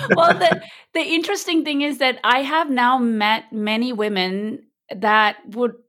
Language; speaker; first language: English; early bilingual, other home language; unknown